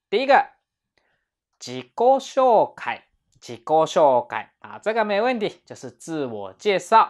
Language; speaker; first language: Chinese; non-native, fluent; Japanese